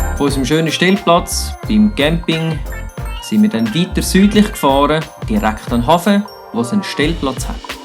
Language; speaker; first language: German; native; German